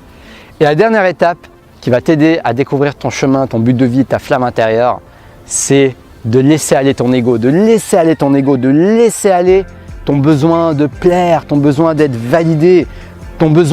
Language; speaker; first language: French; native; French